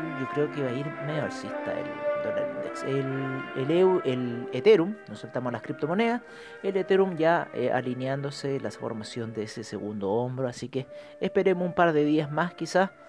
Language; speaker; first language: Spanish; native; Spanish